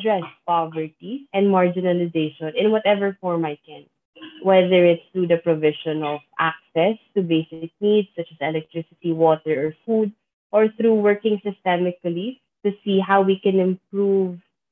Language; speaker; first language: English; non-native, local second language; Filipino